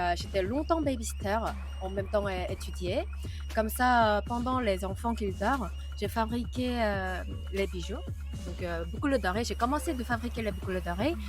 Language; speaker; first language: French; non-native, fluent; Korean